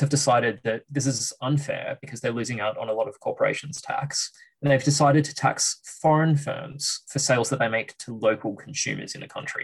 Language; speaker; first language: English; native; English